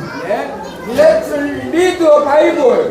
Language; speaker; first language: English; non-native, learner; Korean